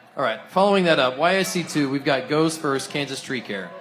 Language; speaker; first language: English; native; English